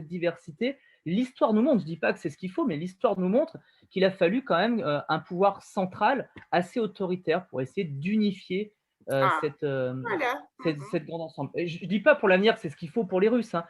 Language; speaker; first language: French; native; French